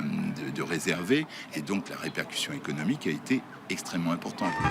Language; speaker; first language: French; native; French